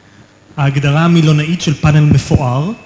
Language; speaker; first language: Hebrew; native; Hebrew